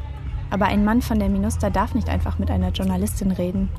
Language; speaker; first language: German; native; German